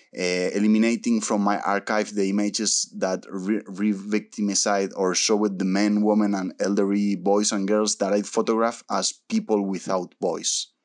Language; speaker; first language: English; early bilingual, other home language; Spanish